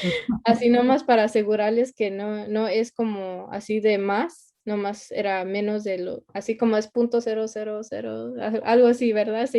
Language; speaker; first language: Spanish; early bilingual, heritage; Spanish